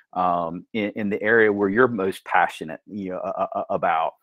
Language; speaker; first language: English; native; English